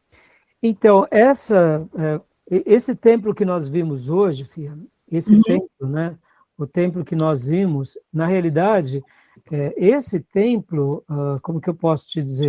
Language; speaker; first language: Portuguese; native; Portuguese